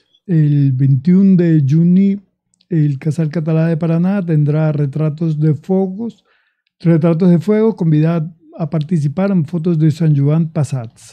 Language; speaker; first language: Catalan; non-native, learner; Spanish